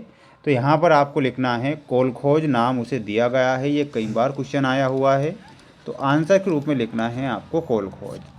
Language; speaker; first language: Hindi; native; Hindi